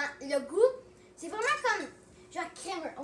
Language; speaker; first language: French; non-native, local second language; English